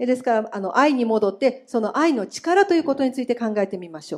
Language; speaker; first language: Japanese; native; Japanese